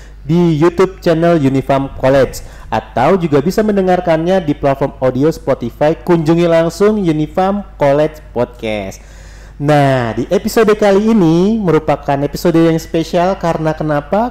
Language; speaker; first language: Indonesian; native; Indonesian